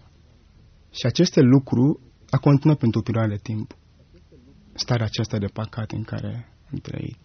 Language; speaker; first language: Romanian; non-native, fluent; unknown